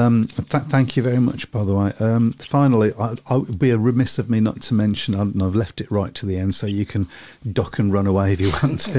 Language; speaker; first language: English; native; English